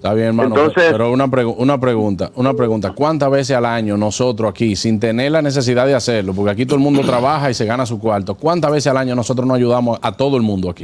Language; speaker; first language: Spanish; native; Spanish